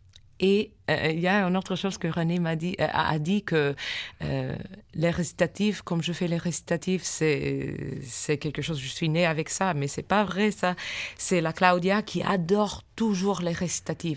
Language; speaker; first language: French; non-native, fluent; English